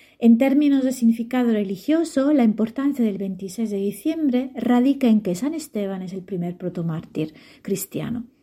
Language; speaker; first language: Spanish; non-native, fluent; Italian